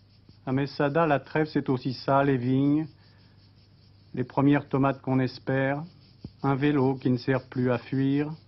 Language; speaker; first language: French; native; French